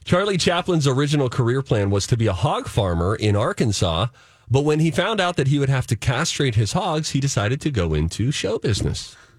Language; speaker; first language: English; native; English